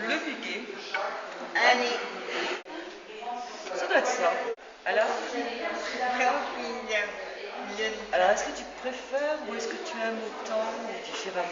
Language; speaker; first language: French; native; French